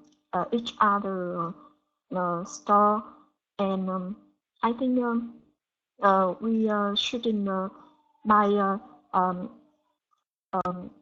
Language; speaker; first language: English; non-native, learner; Vietnamese